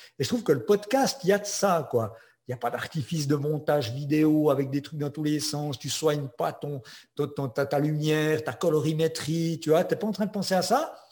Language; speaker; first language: French; native; French